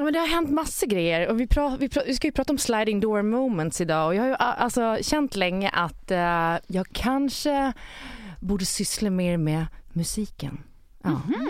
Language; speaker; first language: Swedish; native; Swedish